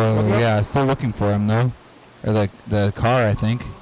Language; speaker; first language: English; native; English